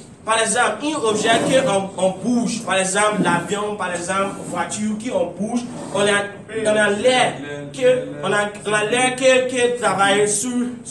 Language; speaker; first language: French; non-native, learner; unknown